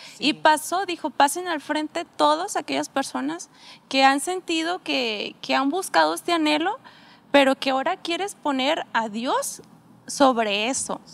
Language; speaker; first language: Spanish; native; Spanish